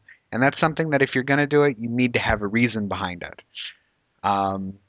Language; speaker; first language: English; native; English